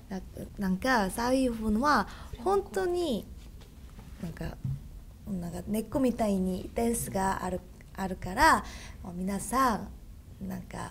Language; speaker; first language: Japanese; non-native, learner; Korean